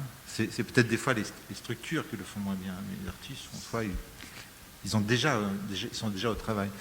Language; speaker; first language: French; native; French